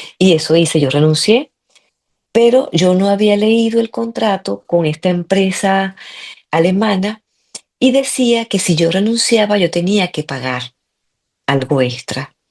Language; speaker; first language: Spanish; native; Spanish